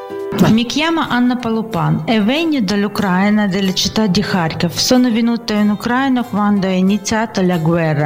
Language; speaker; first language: Italian; non-native, fluent; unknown